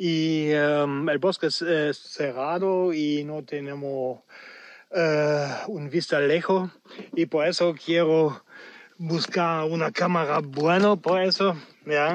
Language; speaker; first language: Spanish; non-native, learner; German